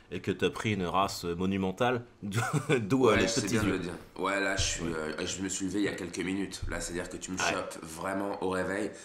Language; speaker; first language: French; native; French